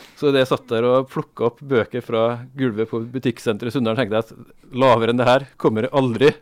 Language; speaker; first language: Norwegian; native; Norwegian